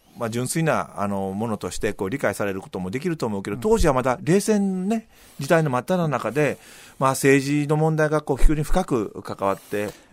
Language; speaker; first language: Japanese; native; Japanese